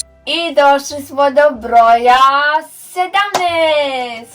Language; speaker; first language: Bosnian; early bilingual, heritage; Serbian